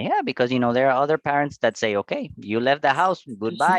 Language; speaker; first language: English; non-native, fluent; Spanish